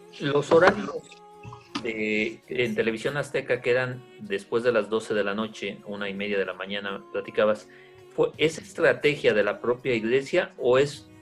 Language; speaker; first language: Spanish; native; Spanish